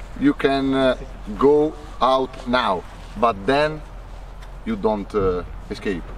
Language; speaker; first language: English; non-native, learner; Italian